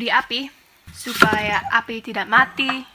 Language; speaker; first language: Indonesian; non-native, fluent; English